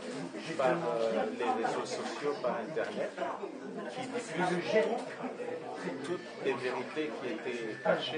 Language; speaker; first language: French; non-native, local second language; Comorian